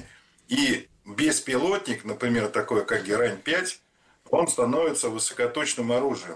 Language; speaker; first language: Russian; native; Russian